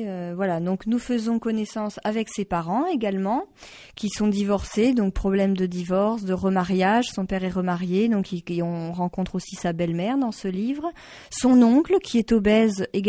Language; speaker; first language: French; native; French